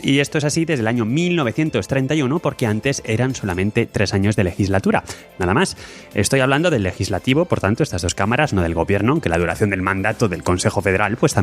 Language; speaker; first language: Spanish; native; Spanish